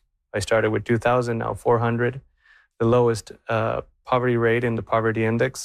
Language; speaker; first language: English; non-native, fluent; Spanish